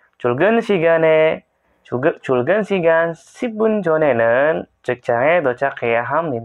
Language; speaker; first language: Korean; non-native, fluent; Indonesian